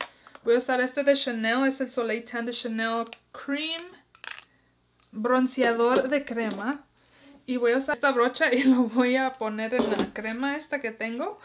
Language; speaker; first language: Spanish; early bilingual, heritage; Spanish